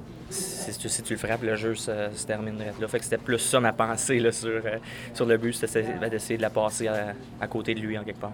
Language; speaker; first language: French; native; French